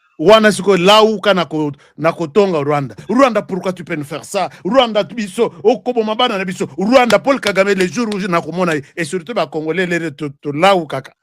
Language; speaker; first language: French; non-native, local second language; Lingala